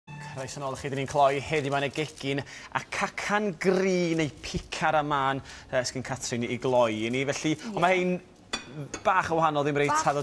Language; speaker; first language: Welsh; native; Welsh